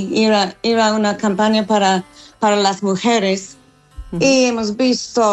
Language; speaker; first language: Spanish; non-native, learner; English